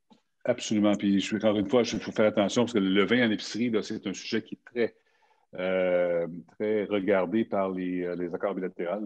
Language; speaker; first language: French; native; French